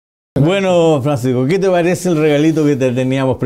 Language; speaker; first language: Spanish; native; Spanish